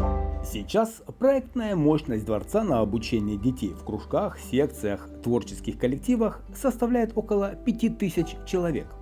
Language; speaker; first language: Russian; native; Russian